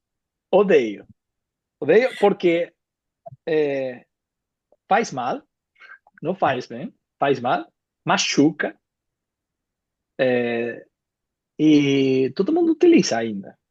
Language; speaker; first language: Portuguese; non-native, fluent; Spanish